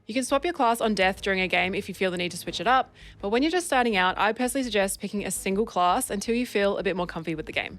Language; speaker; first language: English; native; English